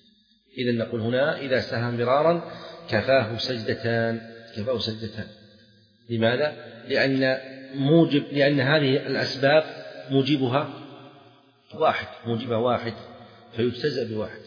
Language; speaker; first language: Arabic; native; Arabic